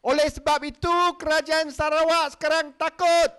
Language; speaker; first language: Malay; non-native, local second language; Chinese